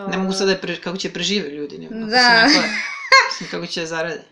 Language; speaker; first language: Serbian; native; Serbian